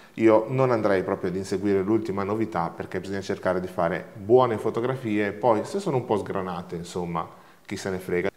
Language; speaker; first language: Italian; native; Italian